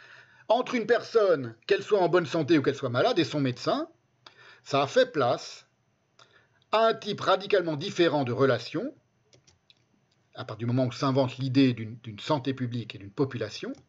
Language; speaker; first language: French; native; French